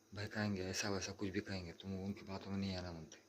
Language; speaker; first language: Hindi; non-native, local second language; Marathi